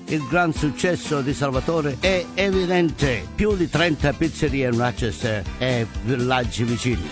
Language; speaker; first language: Italian; native; Italian